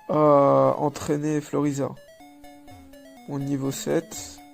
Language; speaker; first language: French; native; French